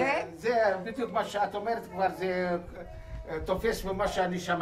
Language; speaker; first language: Hebrew; non-native, local second language; Armenian